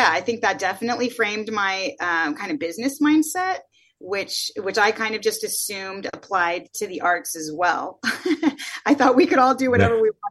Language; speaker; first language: English; native; English